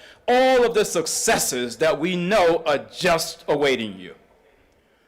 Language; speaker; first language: English; native; English